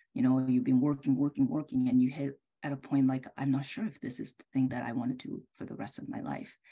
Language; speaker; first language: English; early bilingual, other home language; Korean